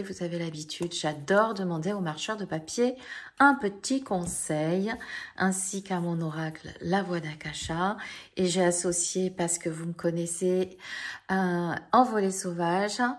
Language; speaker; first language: French; native; French